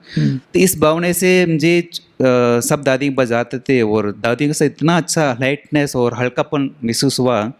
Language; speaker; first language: Hindi; non-native, local second language; Tamil